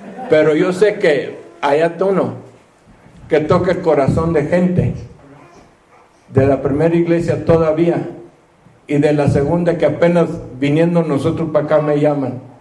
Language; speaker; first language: Spanish; native; Spanish